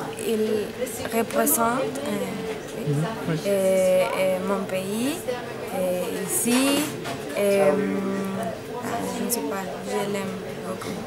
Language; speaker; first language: French; non-native, learner; Spanish